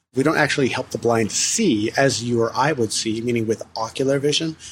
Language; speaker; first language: English; early bilingual, other home language; Russian